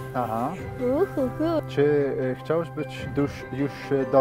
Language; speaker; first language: Polish; non-native, learner; English